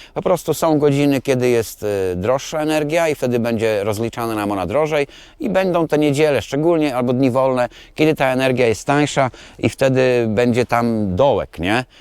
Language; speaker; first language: Polish; native; Polish